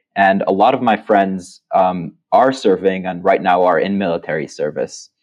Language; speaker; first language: English; non-native, fluent; Hebrew